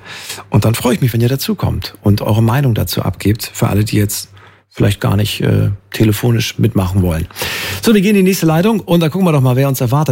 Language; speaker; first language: German; native; German